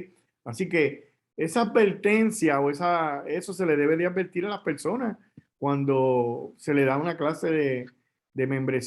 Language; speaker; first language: Spanish; native; Spanish